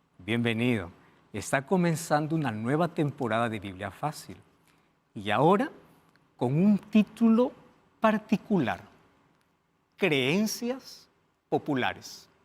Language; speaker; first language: Spanish; non-native, fluent; Portuguese